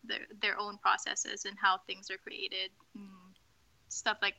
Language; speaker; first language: English; non-native, local second language; Filipino